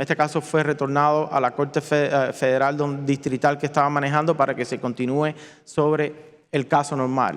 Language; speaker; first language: Spanish; native; Spanish